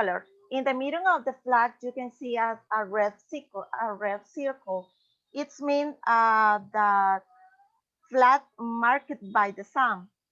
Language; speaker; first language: English; non-native, learner; Spanish